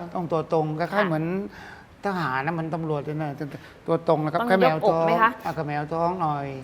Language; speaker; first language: Thai; native; Thai